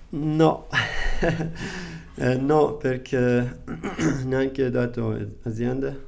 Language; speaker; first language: Italian; non-native, fluent; Persian